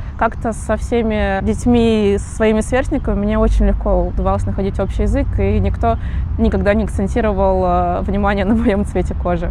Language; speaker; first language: Russian; native; Russian